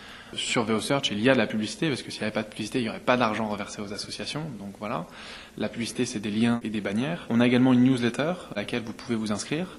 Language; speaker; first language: French; native; French